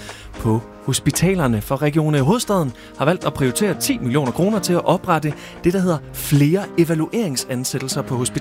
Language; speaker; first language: Danish; native; Danish